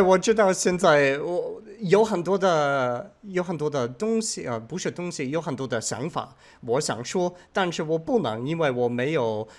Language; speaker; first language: Chinese; non-native, learner; English